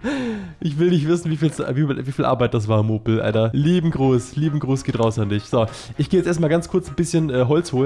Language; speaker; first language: German; native; German